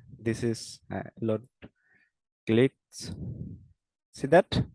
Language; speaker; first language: English; non-native, learner; Bangla